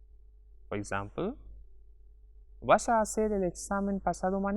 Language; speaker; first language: Spanish; non-native, fluent; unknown